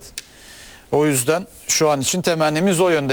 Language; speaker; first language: Turkish; native; Turkish